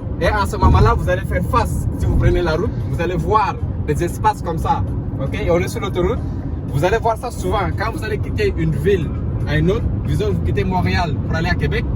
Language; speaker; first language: French; non-native, local second language; Wolof